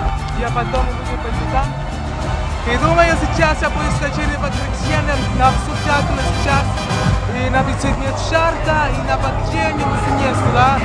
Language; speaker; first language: Russian; non-native, learner; Spanish